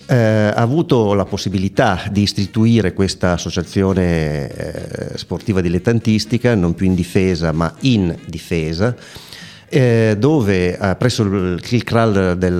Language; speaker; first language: Italian; native; Italian